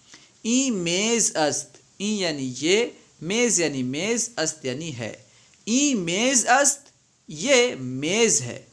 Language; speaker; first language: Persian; non-native, fluent; Urdu